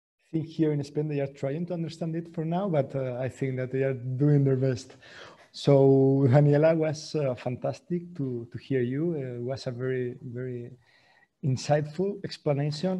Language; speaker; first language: English; non-native, fluent; Spanish